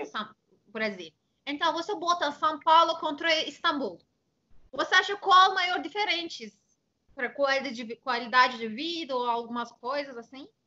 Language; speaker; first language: Portuguese; non-native, fluent; Turkish